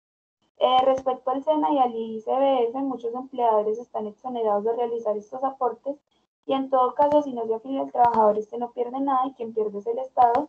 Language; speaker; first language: Spanish; native; Spanish